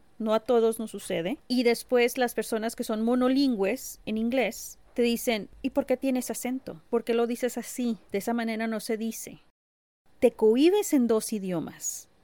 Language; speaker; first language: Spanish; early bilingual, heritage; Spanish